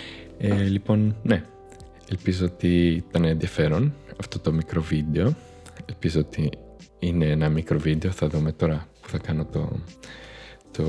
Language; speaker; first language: Greek; non-native, fluent; Spanish